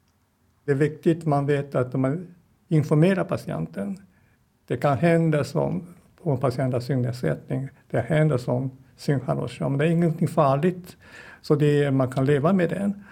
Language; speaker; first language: Swedish; non-native, fluent; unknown